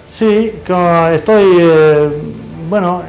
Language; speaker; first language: Spanish; non-native, fluent; English